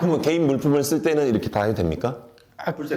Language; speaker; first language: Korean; native; Korean